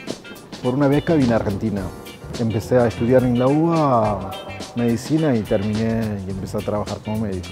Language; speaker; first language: Spanish; non-native, fluent; Persian